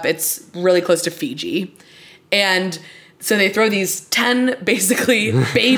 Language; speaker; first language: English; native; English